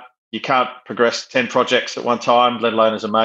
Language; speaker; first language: English; native; English